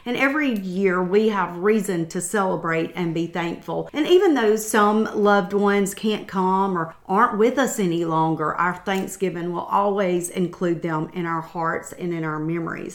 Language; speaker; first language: English; native; English